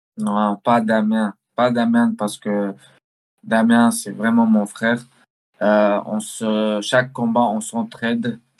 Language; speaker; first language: French; early bilingual, other home language; Chechen